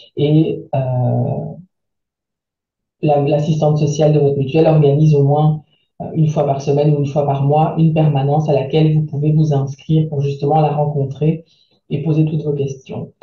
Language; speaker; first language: French; native; French